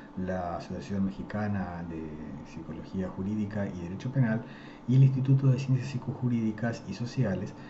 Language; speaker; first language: Spanish; native; Spanish